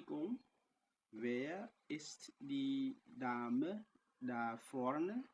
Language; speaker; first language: German; non-native, fluent; Khmer